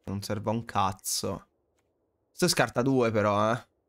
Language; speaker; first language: Italian; native; Italian